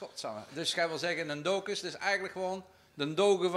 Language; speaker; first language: Dutch; native; Dutch